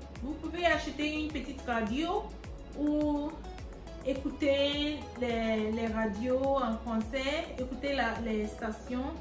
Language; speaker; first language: French; non-native, fluent; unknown